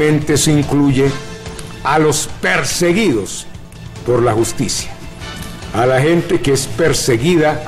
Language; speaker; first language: Spanish; native; Spanish